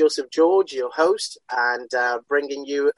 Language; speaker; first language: English; non-native, local second language; Yoruba